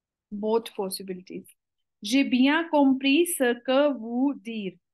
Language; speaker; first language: French; non-native, fluent; Hindi